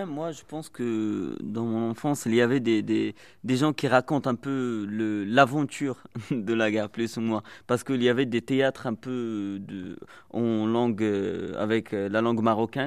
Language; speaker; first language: French; non-native, local second language; Arabic